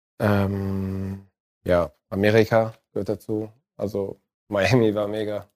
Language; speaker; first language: German; early bilingual, other home language; Arabic